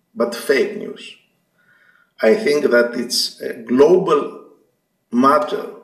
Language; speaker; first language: English; non-native, fluent; Greek